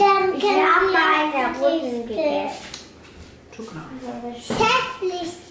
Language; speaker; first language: German; early bilingual, other home language; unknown